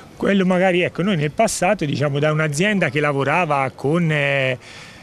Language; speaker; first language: Italian; native; Italian